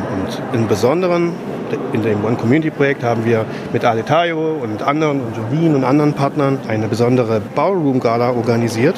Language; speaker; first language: German; native; German